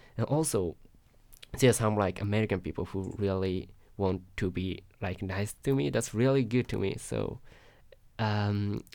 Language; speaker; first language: English; non-native, learner; Japanese